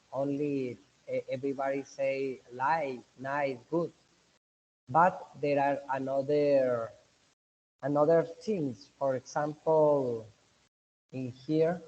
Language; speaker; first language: English; non-native, learner; Spanish